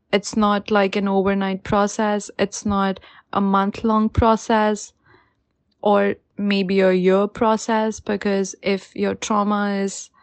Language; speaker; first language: English; non-native, local second language; Hindi